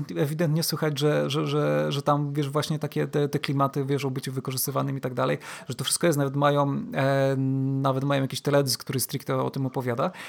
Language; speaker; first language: Polish; native; Polish